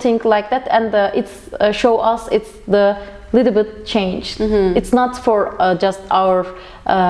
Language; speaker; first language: English; non-native, learner; Turkish